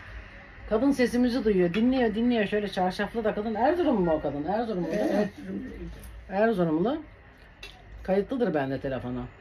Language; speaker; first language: Turkish; native; Turkish